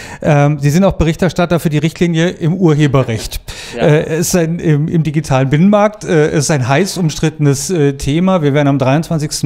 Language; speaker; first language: German; native; German